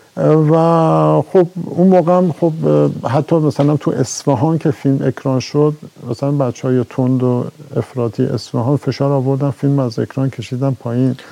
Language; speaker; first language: Persian; native; Persian